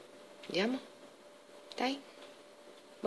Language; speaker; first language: Italian; native; Italian